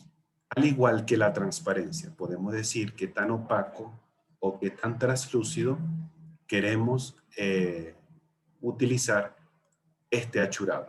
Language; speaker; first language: Spanish; native; Spanish